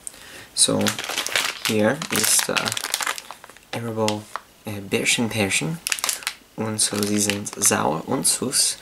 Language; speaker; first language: German; non-native, learner; English